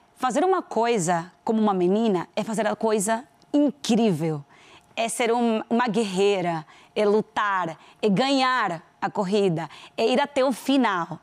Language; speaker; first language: Portuguese; non-native, fluent; Spanish